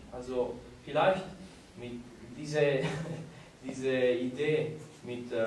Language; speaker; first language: German; non-native, learner; Italian